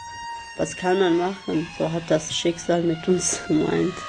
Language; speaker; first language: German; early bilingual, other home language; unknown